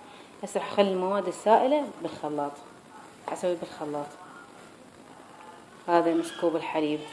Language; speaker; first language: Arabic; native; Arabic